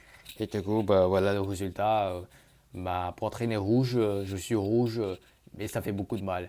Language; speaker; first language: French; early bilingual, other home language; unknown